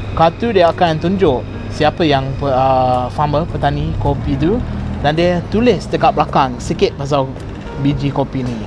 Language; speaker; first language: Malay; non-native, fluent; English